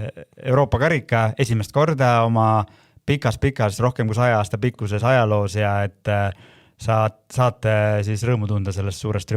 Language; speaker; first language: Estonian; native; Estonian